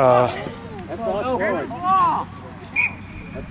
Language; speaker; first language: English; native; English